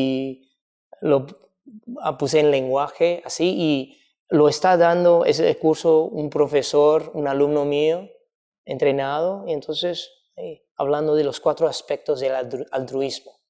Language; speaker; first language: Spanish; non-native, fluent; Chinese